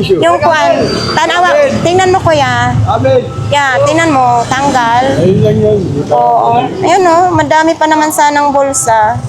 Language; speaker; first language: Filipino; non-native, local second language; Cebuano